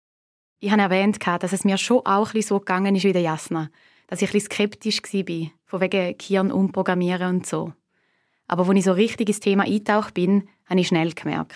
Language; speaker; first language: German; native; German